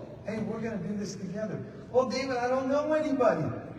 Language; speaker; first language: English; native; English